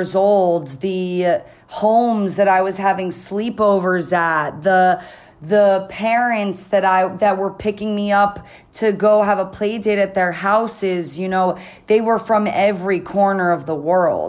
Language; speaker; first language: English; native; English